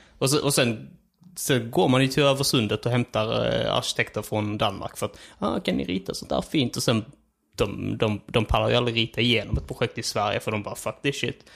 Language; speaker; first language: Swedish; early bilingual, other home language; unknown